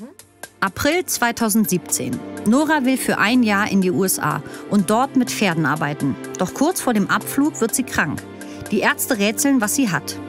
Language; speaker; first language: German; native; German